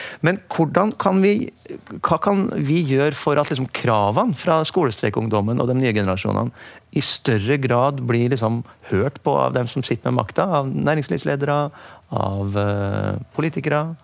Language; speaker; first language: Norwegian; native; Norwegian